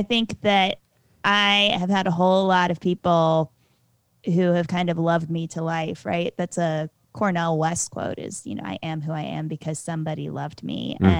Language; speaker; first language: English; native; English